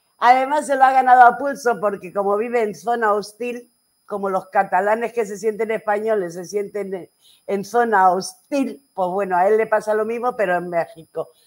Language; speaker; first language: Spanish; native; Spanish